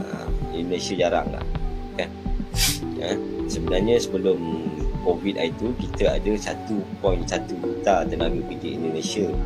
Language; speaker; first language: Malay; native; Malay